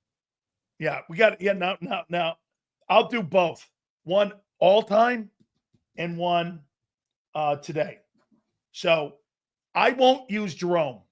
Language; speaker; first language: English; native; English